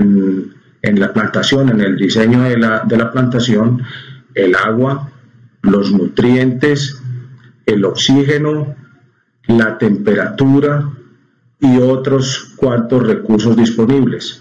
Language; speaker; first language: Spanish; native; Spanish